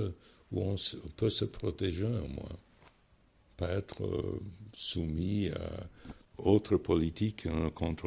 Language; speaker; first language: French; non-native, fluent; English